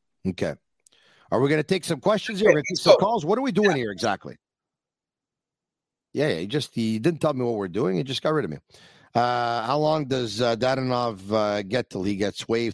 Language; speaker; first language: English; native; English